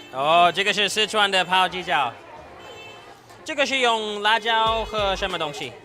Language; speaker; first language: Chinese; non-native, learner; English